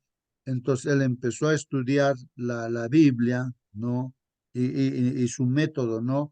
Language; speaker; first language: Spanish; native; Spanish